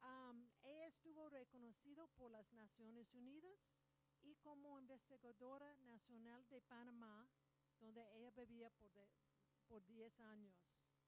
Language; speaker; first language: Spanish; non-native, learner; English